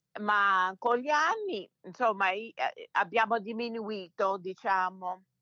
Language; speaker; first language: Italian; early bilingual, heritage; Italian